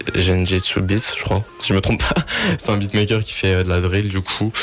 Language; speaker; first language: French; native; French